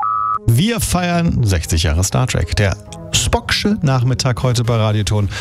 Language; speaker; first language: German; native; German